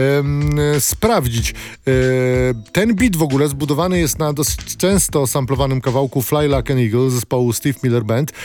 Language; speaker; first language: Polish; native; Polish